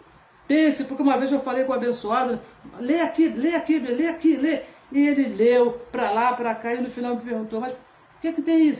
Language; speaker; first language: Portuguese; native; Portuguese